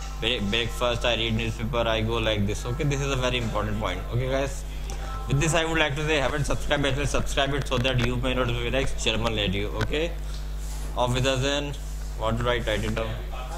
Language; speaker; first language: English; non-native, local second language; Hindi